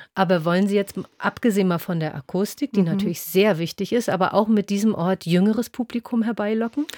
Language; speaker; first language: German; native; German